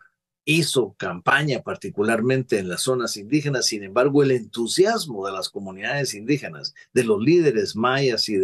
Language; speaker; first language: Spanish; native; Spanish